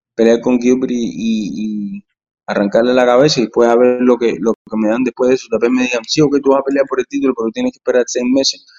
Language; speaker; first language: Spanish; early bilingual, heritage; Spanish